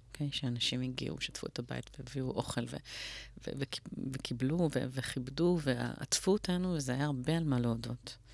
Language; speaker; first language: Hebrew; native; Hebrew